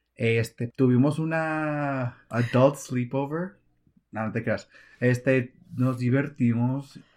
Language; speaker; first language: Spanish; early bilingual, heritage; Spanish